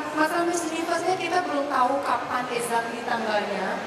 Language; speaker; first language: Indonesian; non-native, local second language; Minangkabau